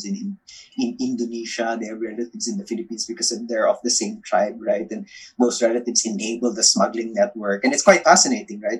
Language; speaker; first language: English; non-native, local second language; Filipino